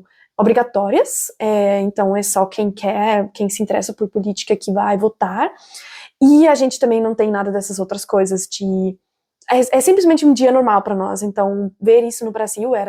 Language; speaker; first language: Portuguese; non-native, fluent; German